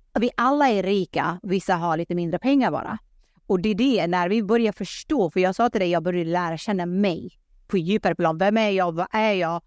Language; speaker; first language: Swedish; early bilingual, other home language; Pashto